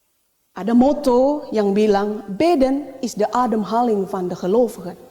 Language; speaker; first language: Dutch; non-native, learner; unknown